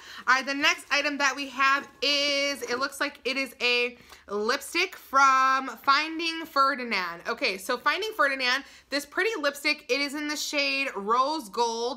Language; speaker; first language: English; native; English